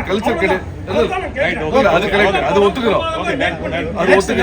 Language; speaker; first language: Tamil; native; Tamil